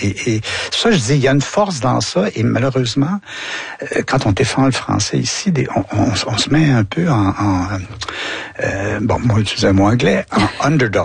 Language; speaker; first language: French; native; French